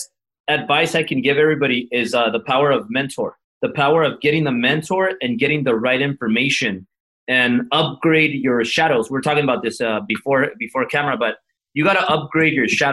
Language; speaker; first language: English; early bilingual, other home language; Spanish